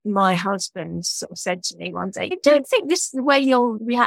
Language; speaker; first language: English; native; English